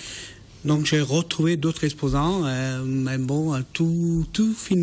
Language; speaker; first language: French; native; French